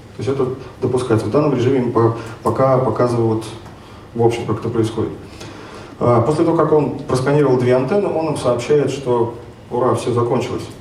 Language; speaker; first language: Russian; native; Russian